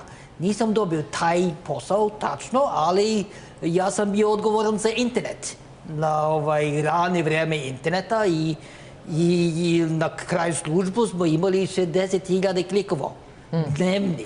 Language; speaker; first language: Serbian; non-native, learner; Norwegian